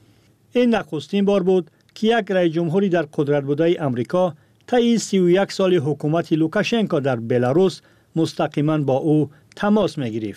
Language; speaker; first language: Persian; native; Persian